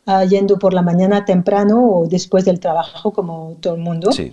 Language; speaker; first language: Spanish; non-native, fluent; French